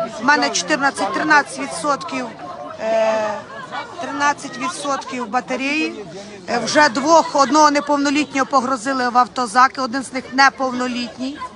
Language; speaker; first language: Ukrainian; native; Ukrainian